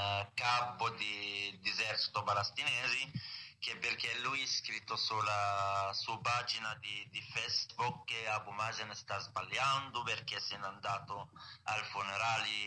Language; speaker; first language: Italian; non-native, learner; Arabic